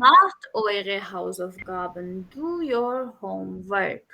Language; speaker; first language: German; non-native, fluent; Urdu